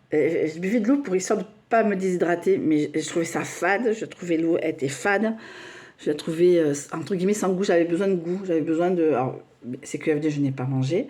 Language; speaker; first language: French; native; French